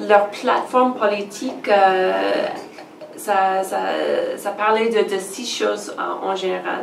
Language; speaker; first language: French; non-native, fluent; English